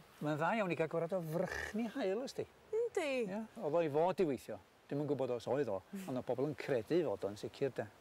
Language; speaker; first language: Welsh; native; Welsh